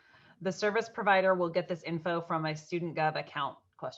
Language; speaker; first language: English; native; English